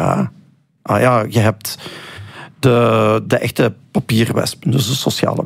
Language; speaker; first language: Dutch; native; Dutch